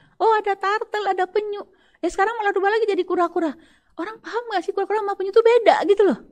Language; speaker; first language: Indonesian; native; Indonesian